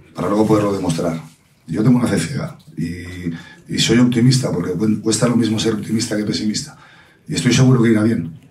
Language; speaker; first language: Spanish; non-native, local second language; Catalan